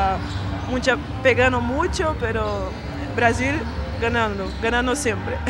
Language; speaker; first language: Spanish; non-native, learner; Portuguese